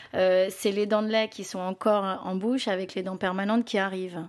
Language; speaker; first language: French; native; French